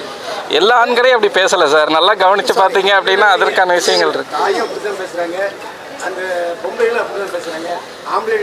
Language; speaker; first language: Tamil; native; Tamil